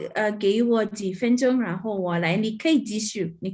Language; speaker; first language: Chinese; non-native, fluent; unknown